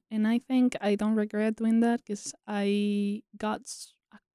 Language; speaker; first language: English; non-native, fluent; Spanish